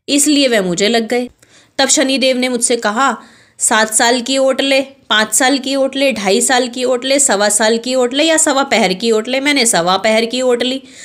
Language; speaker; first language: Hindi; native; Hindi